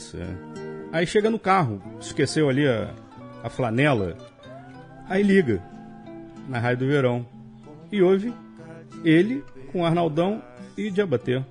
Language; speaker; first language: Portuguese; native; Portuguese